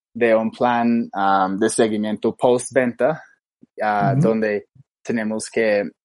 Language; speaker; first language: Spanish; non-native, fluent; English